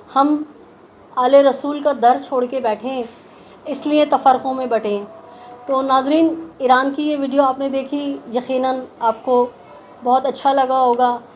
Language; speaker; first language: Urdu; native; Urdu